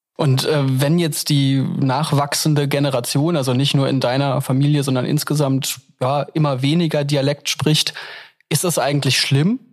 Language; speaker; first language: German; native; German